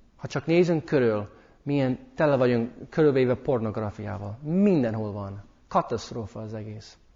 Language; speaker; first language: Hungarian; early bilingual, heritage; English